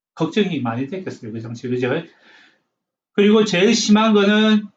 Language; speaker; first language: Korean; native; Korean